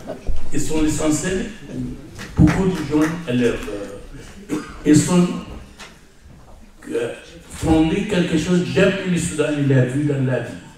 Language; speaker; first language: French; non-native, learner; Arabic